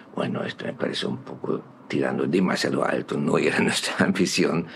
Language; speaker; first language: Spanish; non-native, fluent; German